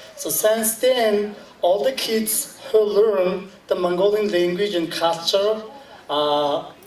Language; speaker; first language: English; non-native, learner; Mongolian